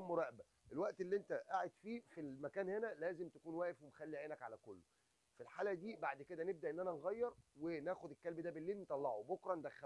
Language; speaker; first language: Arabic; native; Arabic